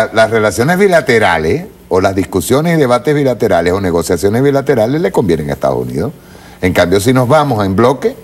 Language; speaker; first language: Spanish; native; Spanish